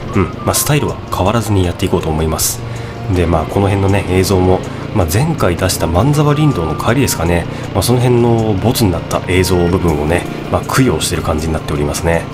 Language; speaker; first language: Japanese; native; Japanese